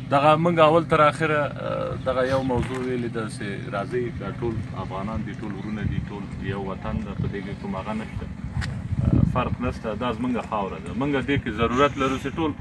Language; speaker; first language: Pashto; native; Pashto